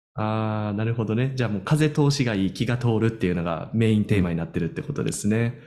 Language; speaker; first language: Japanese; native; Japanese